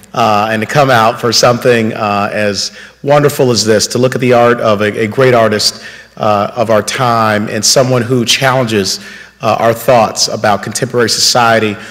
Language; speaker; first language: English; native; English